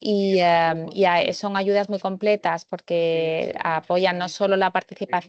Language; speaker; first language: Spanish; native; Spanish